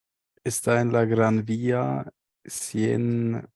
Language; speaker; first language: Spanish; non-native, learner; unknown